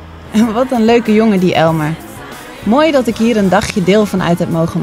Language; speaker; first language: Dutch; native; Dutch